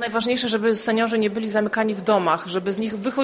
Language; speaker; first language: Polish; native; Polish